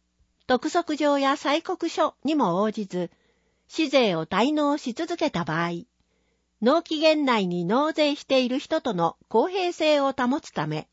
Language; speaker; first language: Japanese; native; Japanese